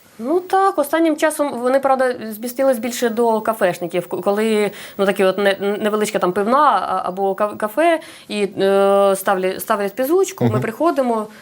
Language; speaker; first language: Ukrainian; non-native, local second language; Russian